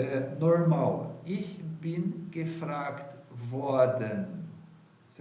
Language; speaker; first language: German; non-native, fluent; Portuguese